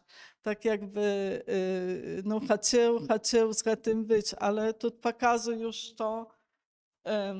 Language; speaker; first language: Polish; non-native, local second language; Belarusian